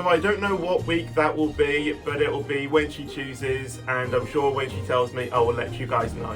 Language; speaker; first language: English; native; English